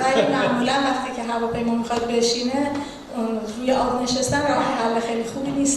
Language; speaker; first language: Persian; native; Persian